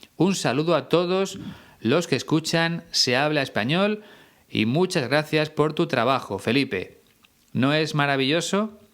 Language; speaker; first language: Spanish; native; Spanish